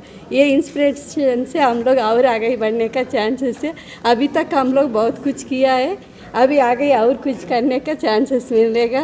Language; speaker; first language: Hindi; non-native, local second language; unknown